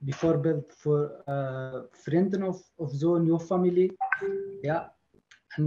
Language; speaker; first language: Dutch; non-native, learner; Arabic